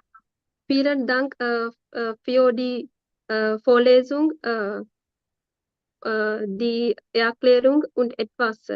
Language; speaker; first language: German; non-native, learner; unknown